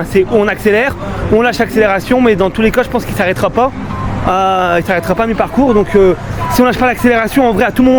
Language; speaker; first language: French; native; French